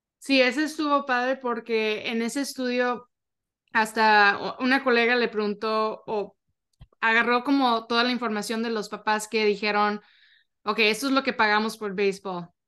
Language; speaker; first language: Spanish; early bilingual, heritage; Spanish